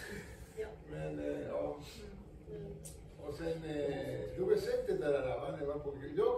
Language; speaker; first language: Swedish; non-native, fluent; Spanish